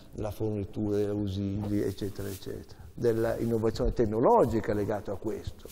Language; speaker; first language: Italian; native; Italian